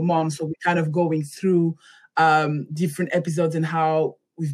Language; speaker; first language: English; non-native, fluent; French